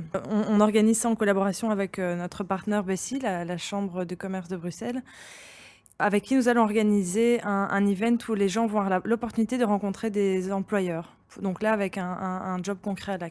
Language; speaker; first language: French; native; French